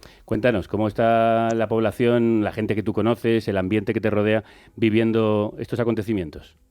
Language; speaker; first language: Spanish; native; Spanish